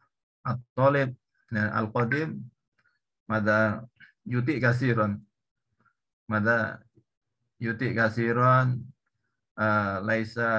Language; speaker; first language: Arabic; non-native, learner; Indonesian